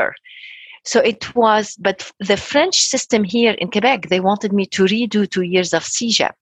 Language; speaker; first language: English; non-native, fluent; Arabic